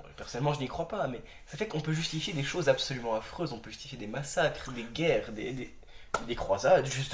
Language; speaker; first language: French; native; French